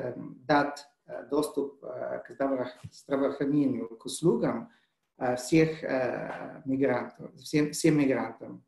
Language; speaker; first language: Russian; non-native, fluent; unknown